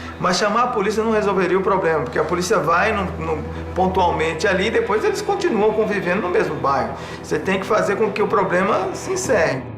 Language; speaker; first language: Portuguese; native; Portuguese